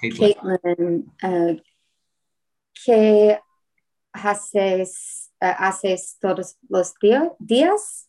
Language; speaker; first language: Spanish; non-native, learner; English